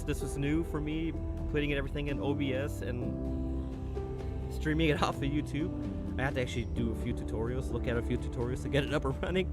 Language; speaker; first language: English; native; English